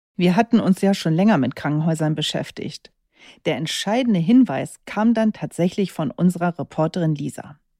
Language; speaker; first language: German; native; German